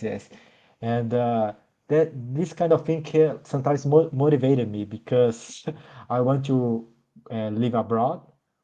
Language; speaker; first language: English; non-native, learner; Portuguese